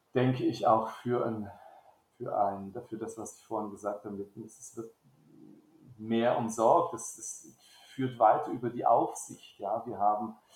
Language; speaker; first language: German; native; German